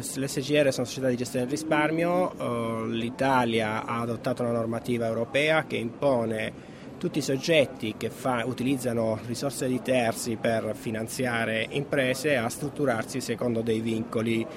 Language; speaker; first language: Italian; native; Italian